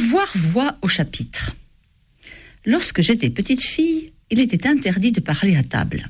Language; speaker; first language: French; native; French